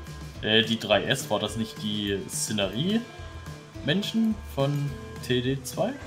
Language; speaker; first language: German; native; German